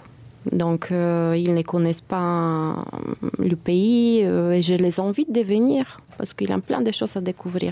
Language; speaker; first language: French; non-native, fluent; Bulgarian